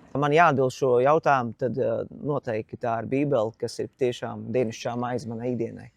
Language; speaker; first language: Latvian; native; Latvian